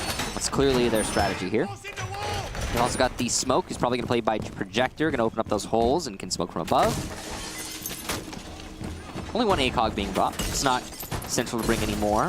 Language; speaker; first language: English; native; English